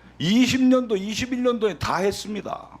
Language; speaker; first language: Korean; native; Korean